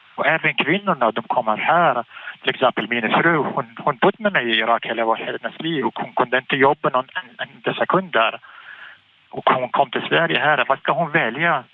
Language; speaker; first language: Swedish; non-native, fluent; Arabic